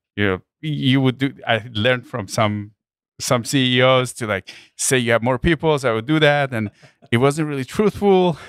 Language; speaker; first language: English; non-native, fluent; Persian